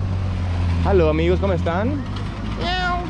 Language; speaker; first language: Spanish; non-native, learner; Greek